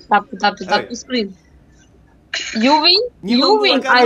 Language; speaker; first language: English; non-native, learner; Russian